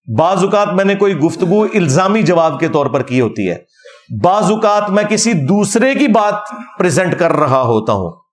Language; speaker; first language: Urdu; non-native, local second language; Punjabi